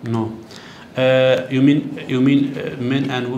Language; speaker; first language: English; non-native, learner; Persian